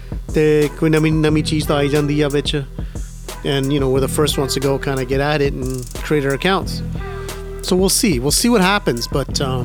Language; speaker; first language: Punjabi; early bilingual, heritage; Punjabi